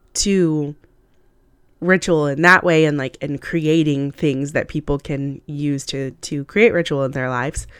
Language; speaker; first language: English; early bilingual, other home language; Hindi